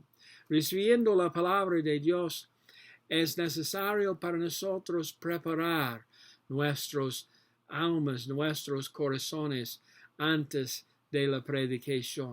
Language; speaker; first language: Spanish; non-native, learner; English